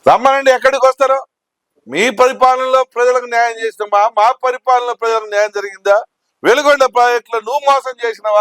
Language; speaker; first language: Telugu; native; Telugu